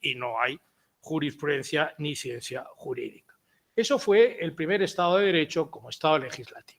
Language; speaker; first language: Spanish; native; Spanish